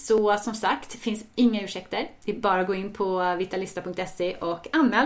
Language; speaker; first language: Swedish; native; Swedish